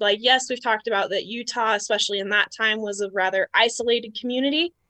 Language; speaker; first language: English; native; English